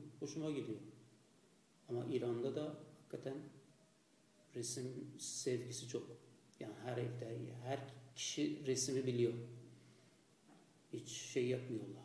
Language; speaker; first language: Turkish; non-native, fluent; Azerbaijani